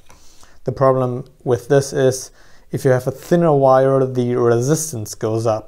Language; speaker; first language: English; non-native, fluent; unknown